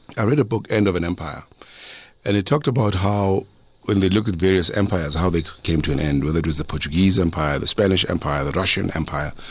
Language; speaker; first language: English; non-native, local second language; Zulu